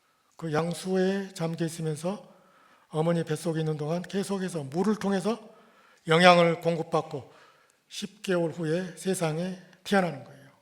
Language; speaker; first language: Korean; native; Korean